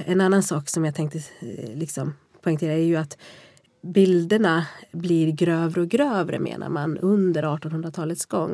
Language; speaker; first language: Swedish; native; Swedish